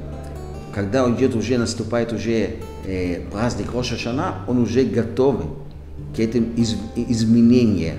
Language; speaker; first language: Russian; non-native, fluent; Hebrew